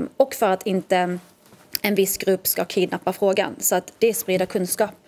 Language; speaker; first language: Swedish; early bilingual, other home language; Arabic